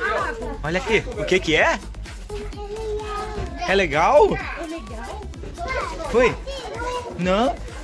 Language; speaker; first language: Portuguese; native; Portuguese